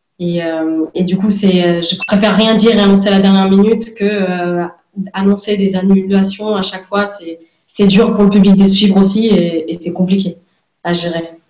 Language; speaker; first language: French; non-native, fluent; English